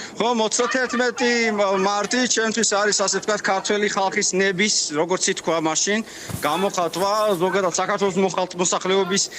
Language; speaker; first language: Georgian; non-native, local second language; Azerbaijani